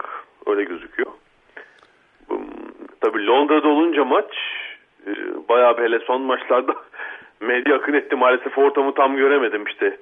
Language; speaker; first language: Turkish; native; Turkish